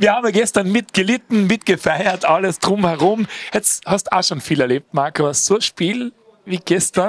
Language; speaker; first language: German; native; German